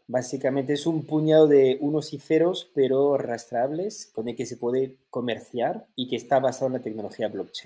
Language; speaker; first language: Spanish; native; Spanish